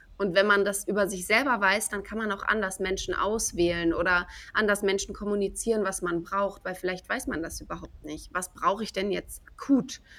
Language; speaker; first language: German; native; German